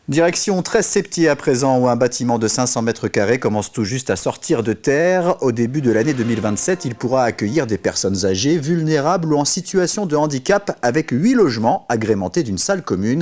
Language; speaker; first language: French; native; French